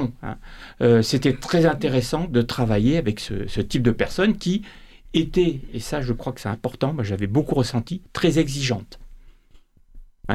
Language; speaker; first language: French; native; French